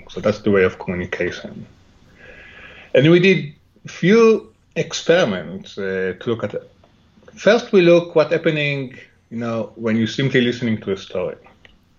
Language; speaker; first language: English; non-native, fluent; Hebrew